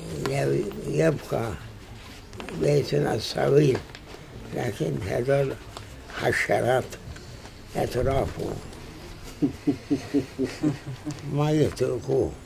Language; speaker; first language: Arabic; non-native, fluent; Turkish